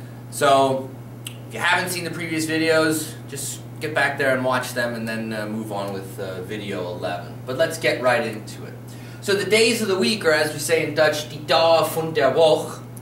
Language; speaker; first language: English; native; English